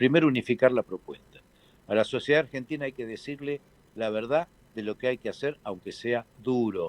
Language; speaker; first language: Spanish; native; Spanish